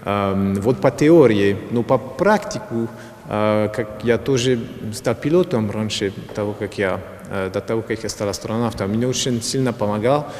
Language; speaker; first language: Russian; non-native, fluent; French